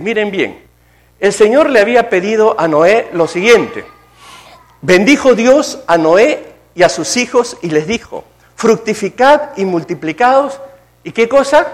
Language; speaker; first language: Spanish; native; Spanish